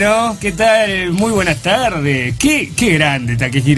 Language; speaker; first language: Spanish; native; Spanish